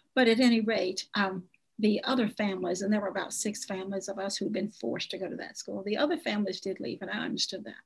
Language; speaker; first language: English; native; English